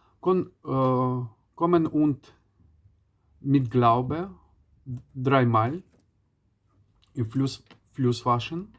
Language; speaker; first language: German; non-native, learner; Ukrainian